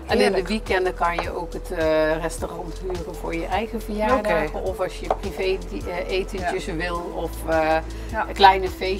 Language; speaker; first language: Dutch; native; Dutch